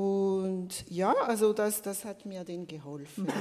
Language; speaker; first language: German; non-native, fluent; Malagasy